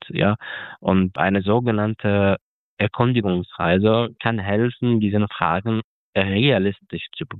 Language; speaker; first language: German; non-native, fluent; Arabic